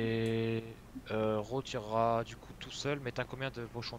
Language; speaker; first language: French; native; French